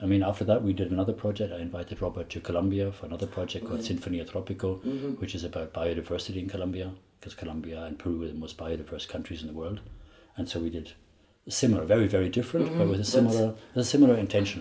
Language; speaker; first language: English; native; English